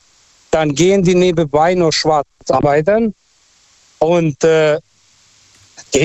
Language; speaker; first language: German; non-native, fluent; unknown